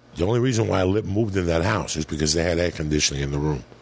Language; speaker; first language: English; native; English